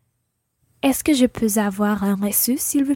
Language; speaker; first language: French; non-native, learner; English